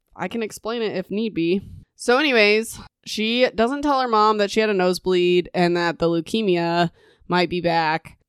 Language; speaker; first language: English; native; English